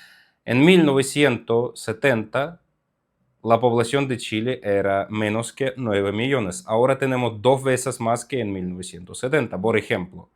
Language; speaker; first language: Spanish; non-native, fluent; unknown